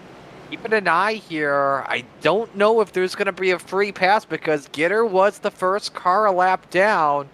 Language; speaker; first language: English; native; English